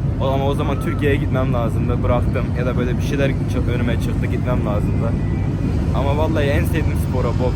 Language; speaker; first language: Turkish; early bilingual, heritage; Turkish